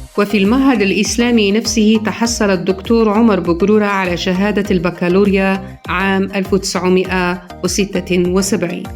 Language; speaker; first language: Arabic; native; Arabic